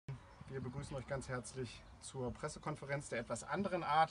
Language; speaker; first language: German; native; German